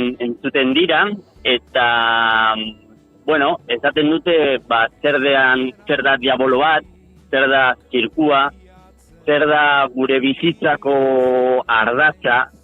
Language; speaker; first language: Basque; non-native, local second language; Spanish